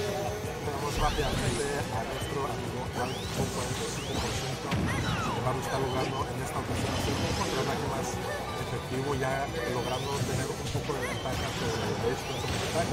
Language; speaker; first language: Spanish; native; Spanish